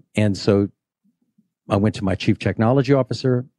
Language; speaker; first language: English; native; English